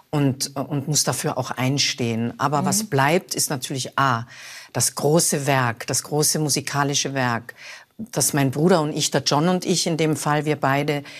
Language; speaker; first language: German; native; German